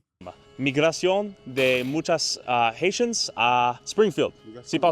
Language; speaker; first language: Spanish; non-native, learner; English